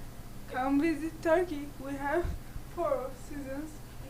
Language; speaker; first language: English; non-native, learner; Turkish